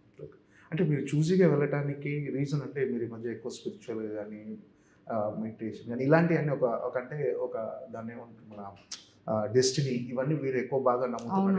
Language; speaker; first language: Telugu; native; Telugu